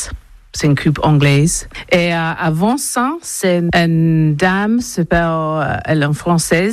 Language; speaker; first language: French; non-native, learner; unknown